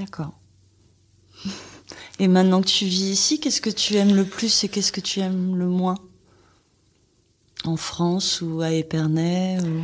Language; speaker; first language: French; native; French